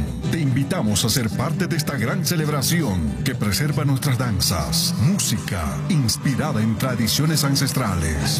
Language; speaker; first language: Spanish; native; Spanish